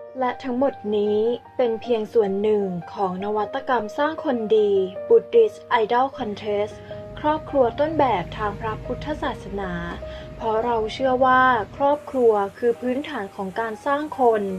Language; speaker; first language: Thai; native; Thai